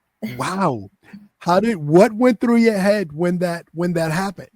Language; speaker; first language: English; native; English